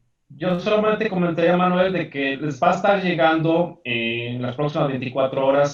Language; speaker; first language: Spanish; native; Spanish